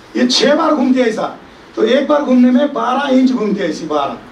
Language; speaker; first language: Hindi; non-native, local second language; Marathi